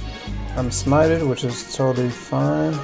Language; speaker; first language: English; native; English